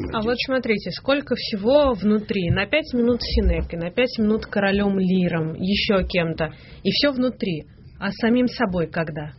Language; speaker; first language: Russian; native; Russian